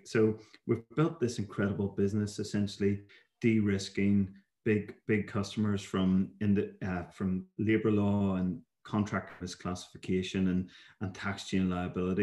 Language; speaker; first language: English; native; English